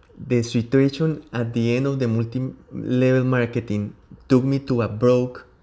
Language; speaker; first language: English; non-native, learner; Spanish